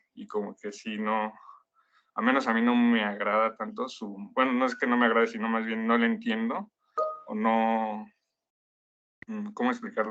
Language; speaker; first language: Spanish; native; Spanish